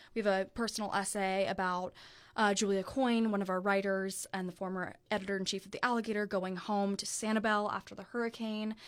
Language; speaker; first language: English; native; English